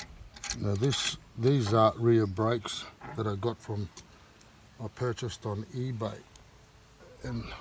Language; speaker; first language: English; native; English